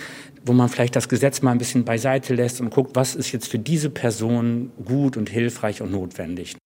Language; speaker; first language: German; native; German